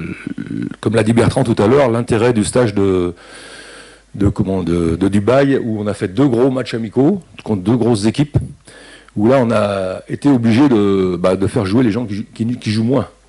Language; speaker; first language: French; native; French